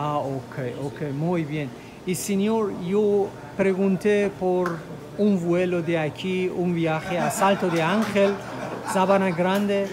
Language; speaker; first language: Spanish; non-native, fluent; German